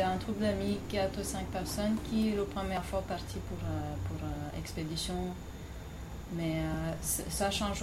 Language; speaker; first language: French; non-native, fluent; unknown